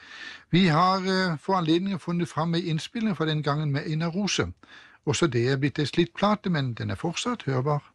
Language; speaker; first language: Norwegian; native; Norwegian